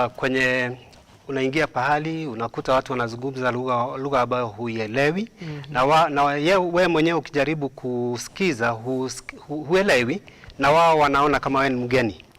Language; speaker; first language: Swahili; non-native, local second language; Kikuyu